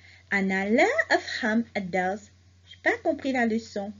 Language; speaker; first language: French; non-native, local second language; Morisyen